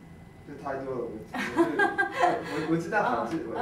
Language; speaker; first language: Chinese; early bilingual, heritage; Cantonese